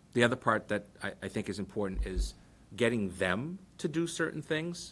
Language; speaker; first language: English; early bilingual, other home language; Portuguese